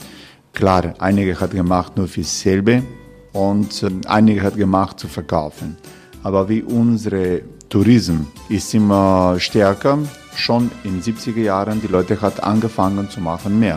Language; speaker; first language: German; non-native, fluent; Croatian